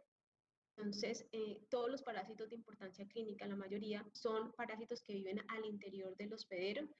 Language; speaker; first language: Spanish; native; Spanish